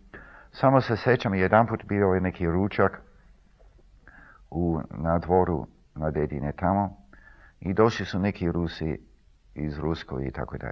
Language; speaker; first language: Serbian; early bilingual, heritage; Serbian